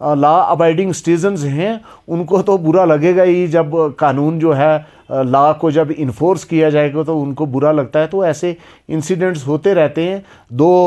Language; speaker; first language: Hindi; non-native, local second language; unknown